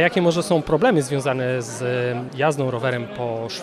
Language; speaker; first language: Polish; native; Polish